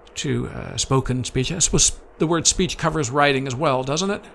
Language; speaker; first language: English; native; English